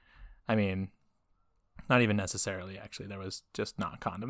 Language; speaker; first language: English; native; English